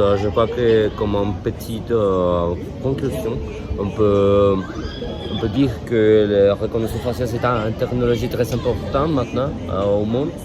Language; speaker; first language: French; non-native, learner; Spanish